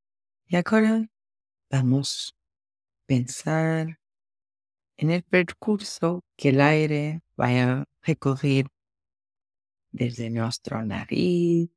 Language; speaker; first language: Spanish; non-native, fluent; Portuguese